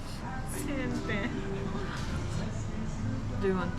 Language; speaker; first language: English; non-native, learner; Russian